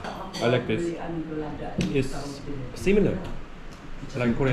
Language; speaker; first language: English; non-native, learner; Korean